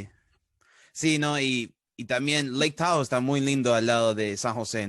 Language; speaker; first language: Spanish; early bilingual, heritage; Spanish